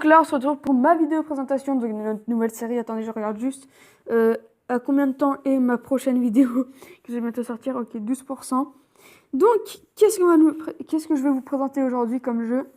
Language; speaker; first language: French; native; French